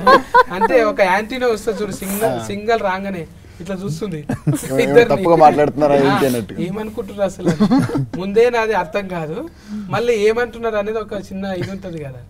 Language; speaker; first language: Telugu; native; Telugu